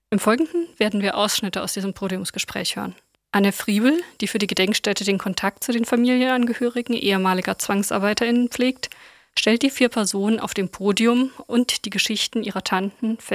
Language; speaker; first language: German; native; German